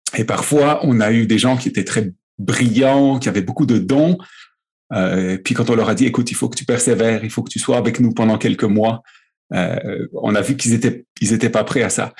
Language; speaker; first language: French; native; French